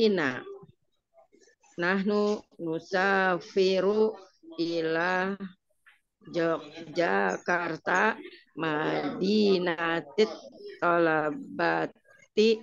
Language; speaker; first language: Arabic; non-native, learner; Indonesian